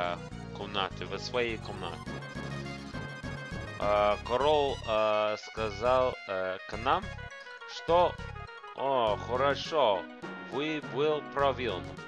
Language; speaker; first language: Russian; non-native, learner; English